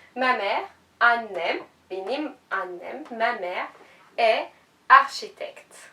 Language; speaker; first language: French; non-native, fluent; Turkish